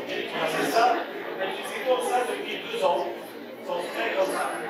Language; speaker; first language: French; non-native, local second language; Arabic